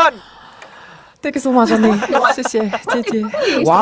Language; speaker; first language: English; non-native, learner; Korean